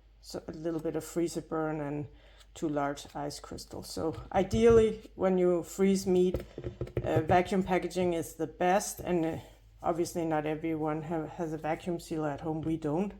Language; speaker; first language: English; non-native, fluent; Danish